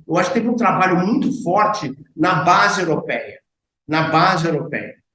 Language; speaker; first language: Portuguese; native; Portuguese